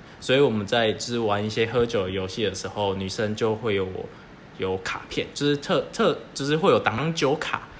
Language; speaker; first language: Chinese; native; Chinese